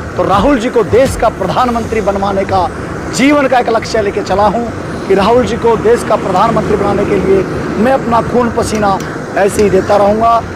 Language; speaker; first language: Hindi; native; Hindi